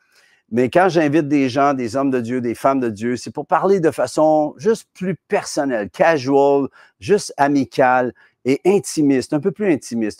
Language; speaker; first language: French; native; French